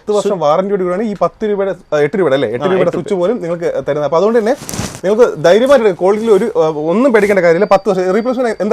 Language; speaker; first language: Malayalam; native; Malayalam